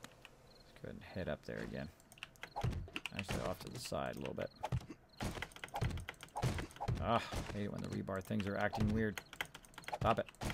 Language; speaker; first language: English; native; English